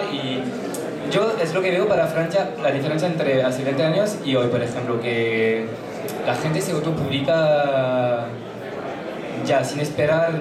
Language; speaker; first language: Spanish; non-native, fluent; French